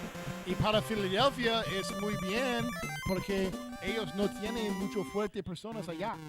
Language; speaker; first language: Spanish; non-native, learner; English